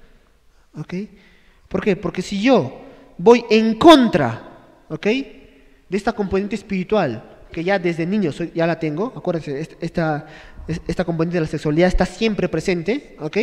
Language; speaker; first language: Spanish; native; Spanish